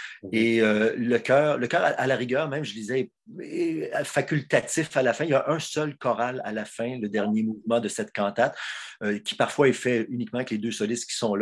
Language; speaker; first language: French; native; French